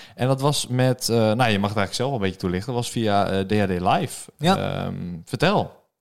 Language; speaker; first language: Dutch; native; Dutch